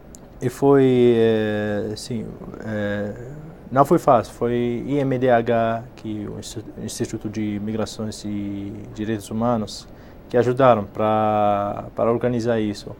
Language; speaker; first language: Portuguese; non-native, fluent; Arabic